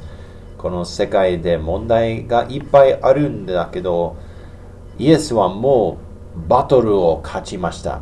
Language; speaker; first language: Japanese; non-native, learner; English